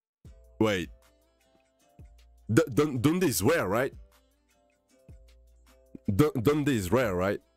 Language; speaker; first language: Spanish; non-native, learner; English